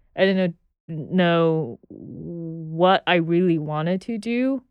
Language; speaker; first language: English; non-native, fluent; Chinese